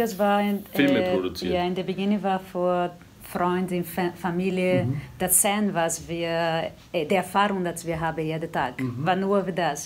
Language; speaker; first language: German; non-native, learner; Portuguese